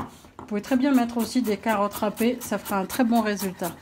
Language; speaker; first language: French; native; French